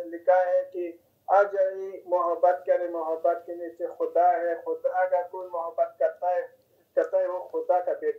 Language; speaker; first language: Hindi; non-native, fluent; Persian